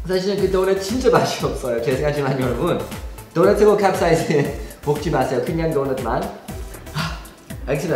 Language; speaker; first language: Korean; non-native, fluent; English